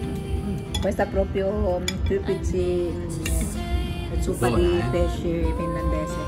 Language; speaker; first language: Italian; non-native, fluent; Filipino